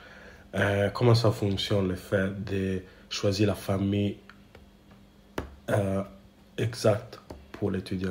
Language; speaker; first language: French; non-native, learner; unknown